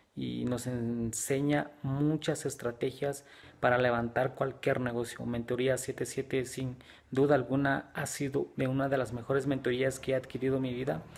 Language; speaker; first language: Spanish; native; Spanish